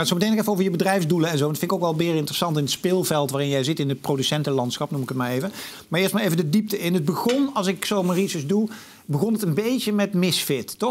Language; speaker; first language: Dutch; native; Dutch